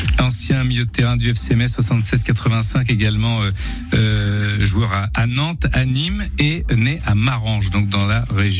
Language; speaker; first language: French; native; French